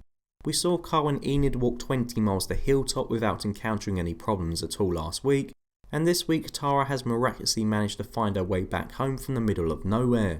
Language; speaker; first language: English; native; English